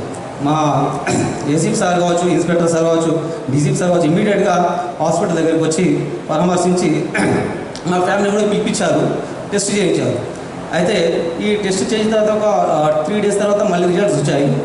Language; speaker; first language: Telugu; native; Telugu